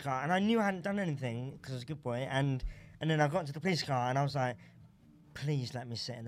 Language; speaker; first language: English; native; English